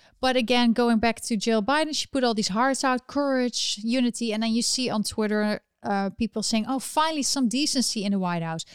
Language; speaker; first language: English; non-native, fluent; Dutch